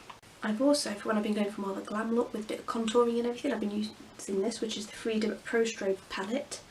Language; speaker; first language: English; native; English